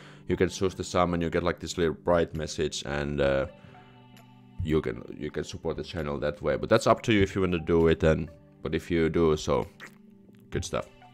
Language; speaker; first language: English; non-native, fluent; Finnish